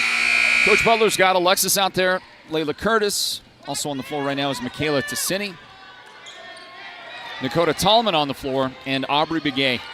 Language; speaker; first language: English; native; English